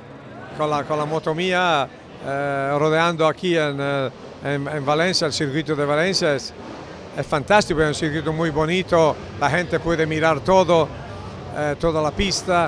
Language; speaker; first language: Spanish; non-native, fluent; Italian